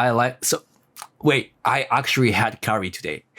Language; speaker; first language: English; non-native, learner; Japanese